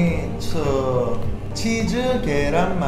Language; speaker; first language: Thai; non-native, learner; Korean